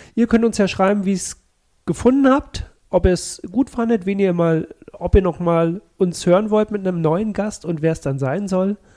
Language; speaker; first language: German; native; German